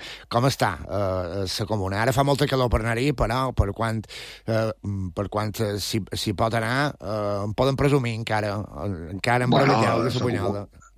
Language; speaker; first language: Catalan; native; Catalan